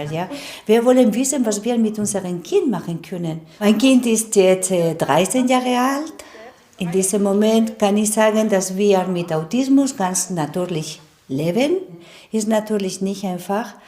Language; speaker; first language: German; non-native, fluent; Spanish